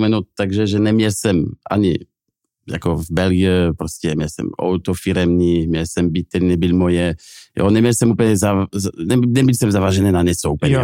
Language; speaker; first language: Czech; non-native, fluent; French